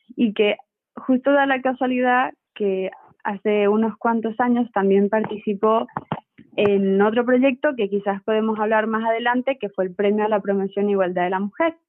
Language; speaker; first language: Spanish; native; Spanish